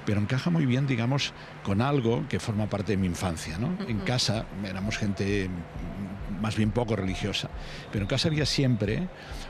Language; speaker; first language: Spanish; native; Spanish